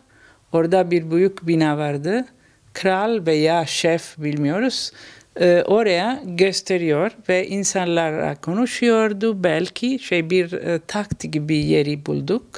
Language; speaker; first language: Turkish; non-native, learner; Italian